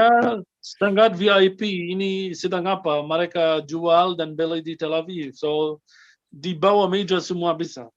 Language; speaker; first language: Indonesian; non-native, fluent; Arabic